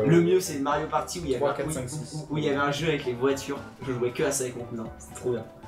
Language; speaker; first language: French; native; French